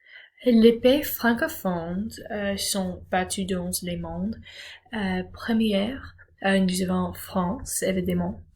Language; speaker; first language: French; non-native, learner; English